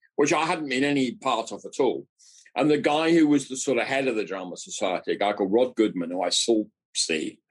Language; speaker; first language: English; native; English